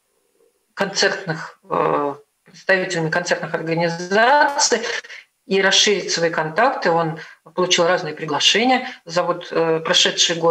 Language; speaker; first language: Russian; native; Russian